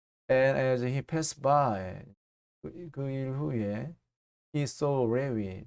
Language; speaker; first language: English; non-native, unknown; Korean